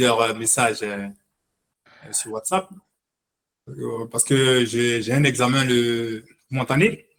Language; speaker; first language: French; non-native, fluent; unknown